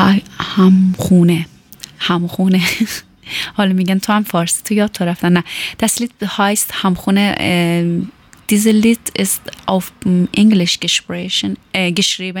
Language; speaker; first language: German; non-native, learner; Persian